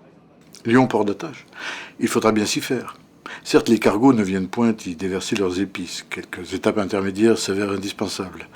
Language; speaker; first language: French; native; French